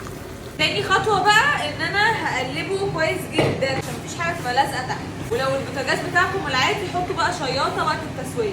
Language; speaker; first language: Arabic; native; Arabic